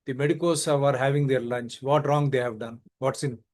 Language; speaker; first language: English; non-native, local second language; Telugu